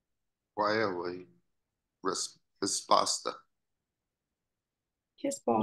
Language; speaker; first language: Portuguese; non-native, learner; English